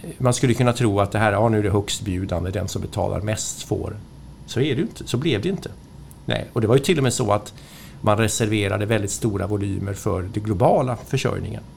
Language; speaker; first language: Swedish; native; Swedish